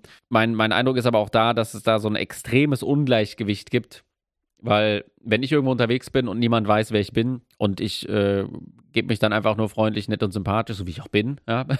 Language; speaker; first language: German; native; German